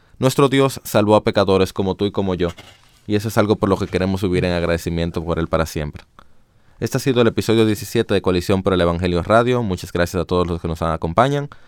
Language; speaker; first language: Spanish; native; Spanish